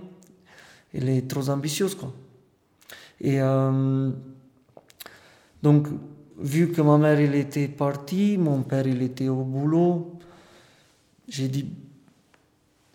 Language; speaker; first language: French; non-native, fluent; Romanian